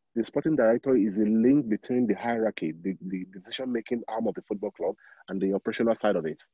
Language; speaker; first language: English; non-native, local second language; Yoruba